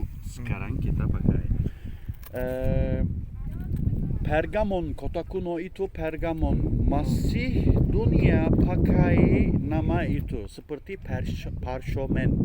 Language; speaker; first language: Indonesian; non-native, fluent; Turkish